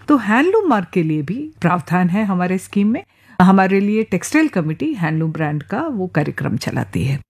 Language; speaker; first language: Hindi; non-native, local second language; Malayalam